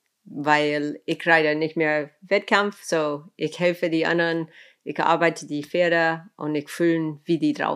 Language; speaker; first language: German; non-native, fluent; English